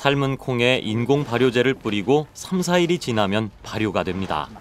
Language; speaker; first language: Korean; native; Korean